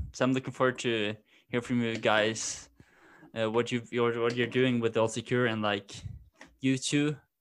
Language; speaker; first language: English; non-native, fluent; Norwegian